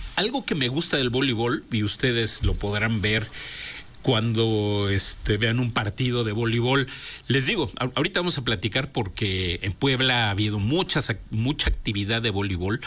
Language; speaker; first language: Spanish; native; Spanish